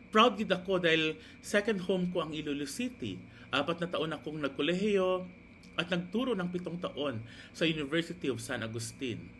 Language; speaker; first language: Filipino; non-native, local second language; Hiligaynon